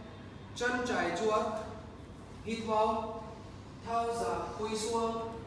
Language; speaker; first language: Vietnamese; non-native, learner; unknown